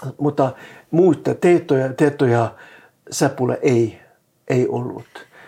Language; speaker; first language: Finnish; non-native, fluent; Norwegian